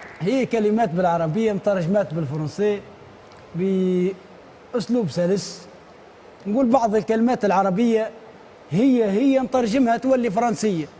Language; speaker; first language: Arabic; native; Arabic